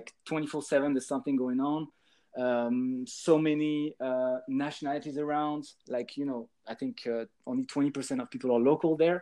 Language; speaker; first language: English; non-native, fluent; French